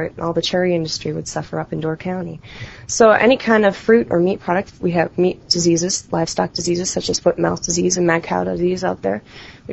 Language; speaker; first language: English; native; English